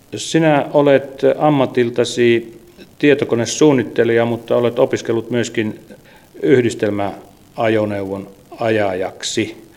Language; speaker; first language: Finnish; native; Finnish